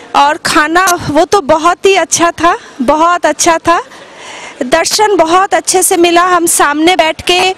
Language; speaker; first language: Hindi; non-native, local second language; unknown